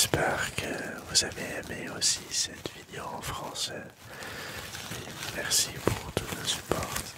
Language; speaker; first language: French; non-native, learner; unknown